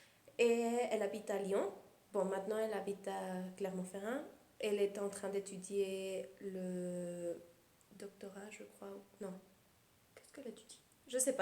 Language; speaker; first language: French; early bilingual, heritage; Spanish